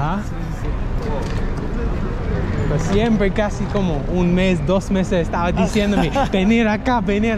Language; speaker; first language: Spanish; non-native, learner; English